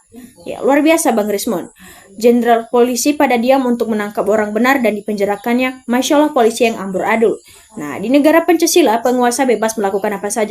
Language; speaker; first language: Indonesian; native; Indonesian